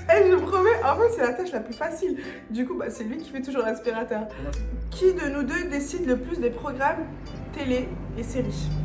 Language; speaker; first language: French; early bilingual, other home language; Arabic